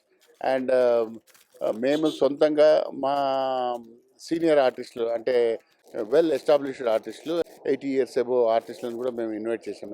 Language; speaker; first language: Telugu; native; Telugu